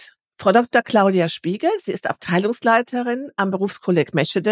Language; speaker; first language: German; native; German